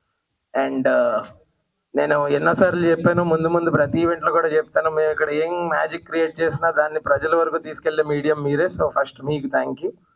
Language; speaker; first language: Telugu; native; Telugu